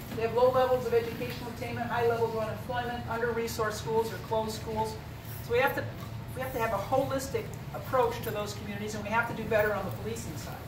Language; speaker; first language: English; native; English